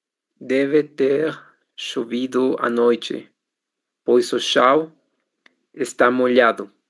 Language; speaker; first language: Portuguese; non-native, learner; Spanish